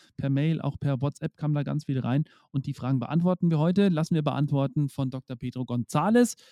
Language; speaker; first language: German; native; German